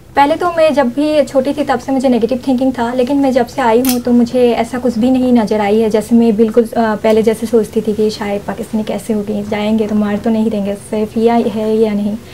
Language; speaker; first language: Urdu; non-native, fluent; Bangla